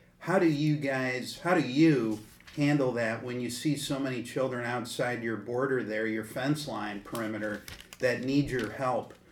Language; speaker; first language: English; native; English